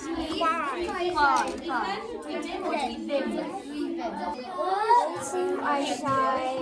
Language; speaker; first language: Welsh; non-native, learner; English